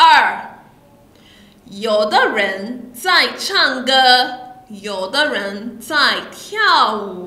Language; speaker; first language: Chinese; non-native, fluent; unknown